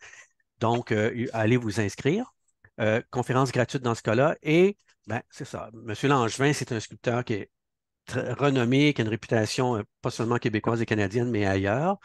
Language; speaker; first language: French; native; French